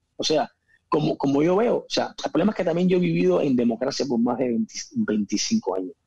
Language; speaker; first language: Spanish; native; Spanish